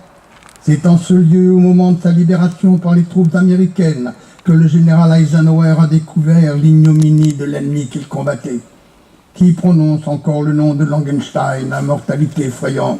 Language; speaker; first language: French; native; French